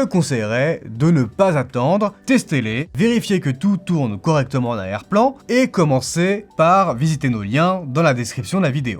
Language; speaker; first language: French; native; French